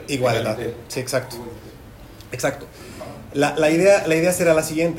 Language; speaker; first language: Spanish; native; Spanish